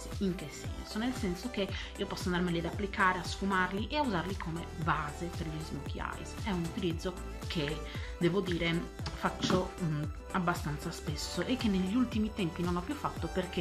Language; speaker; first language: Italian; native; Italian